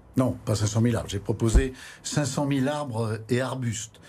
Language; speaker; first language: French; native; French